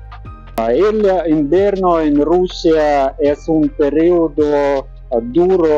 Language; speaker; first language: Spanish; non-native, learner; Russian